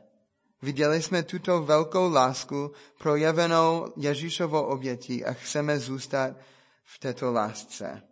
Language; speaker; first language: Czech; non-native, fluent; English